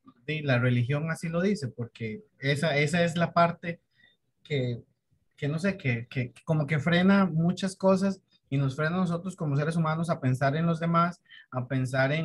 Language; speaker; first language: Spanish; native; Spanish